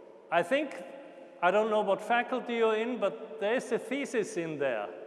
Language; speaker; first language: English; non-native, fluent; German